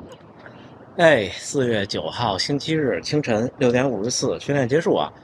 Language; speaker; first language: Chinese; native; Chinese